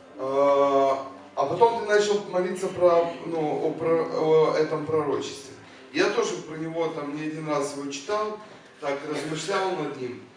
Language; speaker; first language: Russian; non-native, local second language; Ukrainian